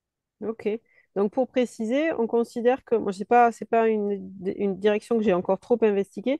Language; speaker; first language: French; native; French